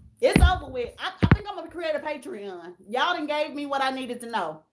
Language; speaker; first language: English; native; English